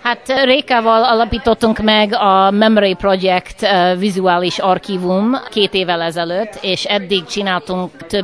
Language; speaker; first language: Hungarian; early bilingual, heritage; English